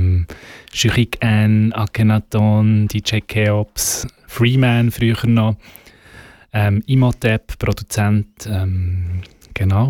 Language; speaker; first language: German; native; German